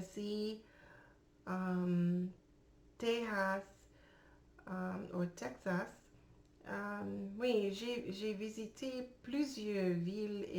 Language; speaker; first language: French; non-native, learner; English